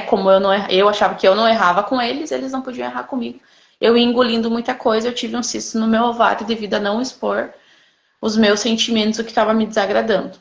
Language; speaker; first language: Portuguese; native; Portuguese